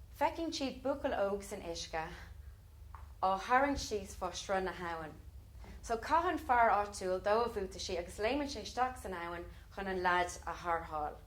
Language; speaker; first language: Irish; non-native, local second language; English